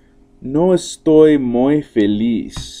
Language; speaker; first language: Spanish; non-native, learner; English